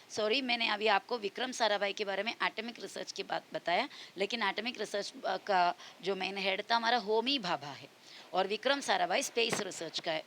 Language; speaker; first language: Hindi; non-native, local second language; Marathi